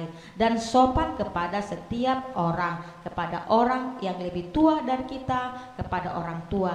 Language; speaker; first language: Indonesian; native; Indonesian